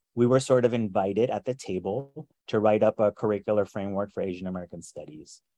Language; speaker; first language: English; native; English